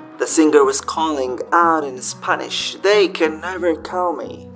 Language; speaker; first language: English; early bilingual, other home language; Arabic